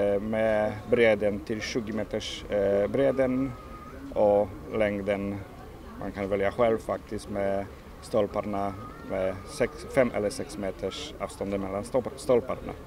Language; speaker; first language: Swedish; non-native, learner; Polish